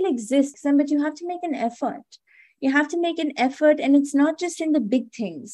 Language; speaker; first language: English; non-native, local second language; Hindi